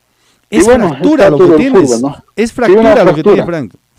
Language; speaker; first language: Spanish; native; Spanish